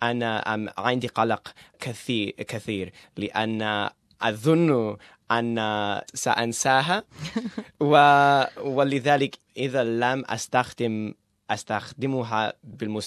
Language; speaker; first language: Arabic; non-native, learner; English